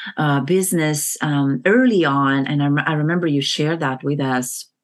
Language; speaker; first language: English; non-native, fluent; Kazakh